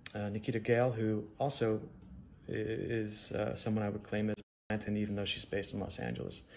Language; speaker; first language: English; native; English